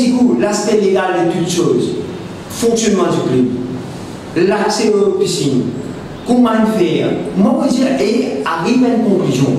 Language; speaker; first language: French; non-native, local second language; Morisyen